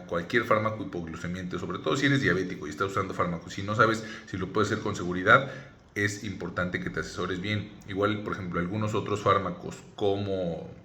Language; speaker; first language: Spanish; native; Spanish